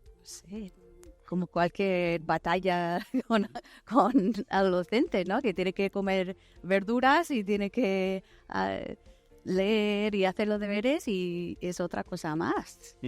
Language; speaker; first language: Spanish; non-native, fluent; English